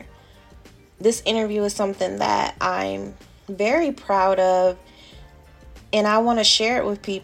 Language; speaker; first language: English; native; English